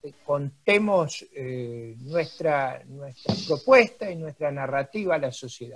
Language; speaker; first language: Spanish; native; Spanish